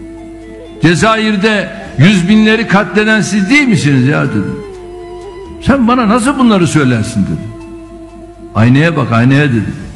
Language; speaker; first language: Turkish; native; Turkish